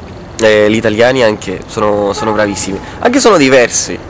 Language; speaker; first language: Italian; non-native, fluent; Spanish